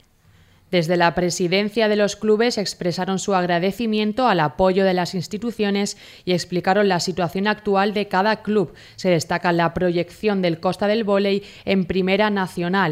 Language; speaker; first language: Spanish; native; Spanish